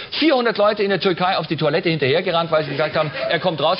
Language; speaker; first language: German; native; German